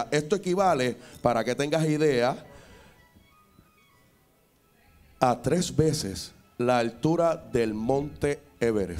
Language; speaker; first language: Spanish; native; Spanish